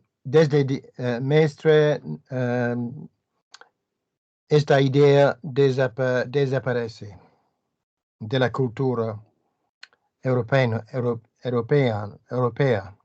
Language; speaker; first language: Spanish; non-native, learner; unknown